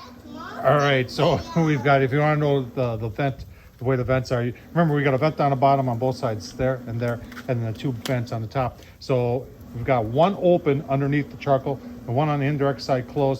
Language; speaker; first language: English; native; English